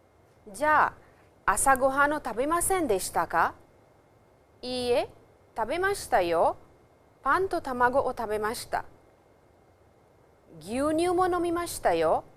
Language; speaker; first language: Japanese; non-native, fluent; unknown